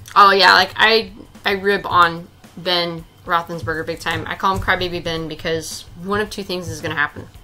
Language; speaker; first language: English; native; English